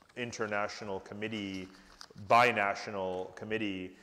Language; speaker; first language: English; native; English